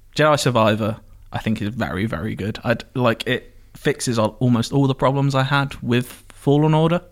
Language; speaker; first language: English; native; English